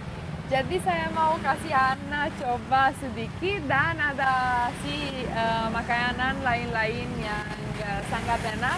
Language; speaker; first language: Indonesian; non-native, fluent; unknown